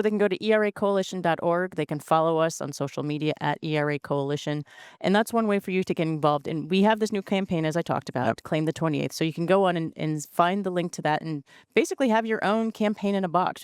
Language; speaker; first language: English; native; English